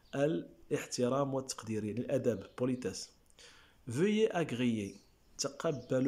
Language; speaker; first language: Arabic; native; Arabic